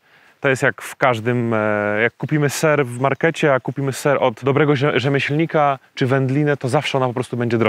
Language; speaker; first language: Polish; native; Polish